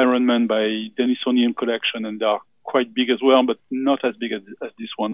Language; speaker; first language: English; non-native, fluent; French